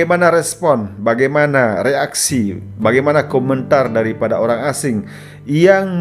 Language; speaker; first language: Indonesian; native; Indonesian